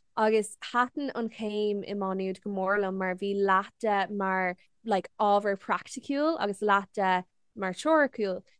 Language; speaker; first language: Irish; non-native, local second language; English